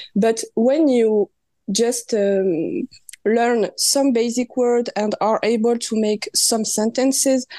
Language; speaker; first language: English; non-native, learner; French